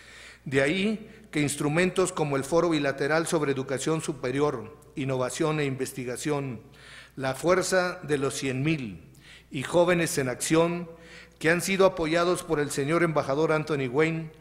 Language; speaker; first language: Spanish; native; Spanish